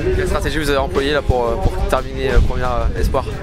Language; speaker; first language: French; native; French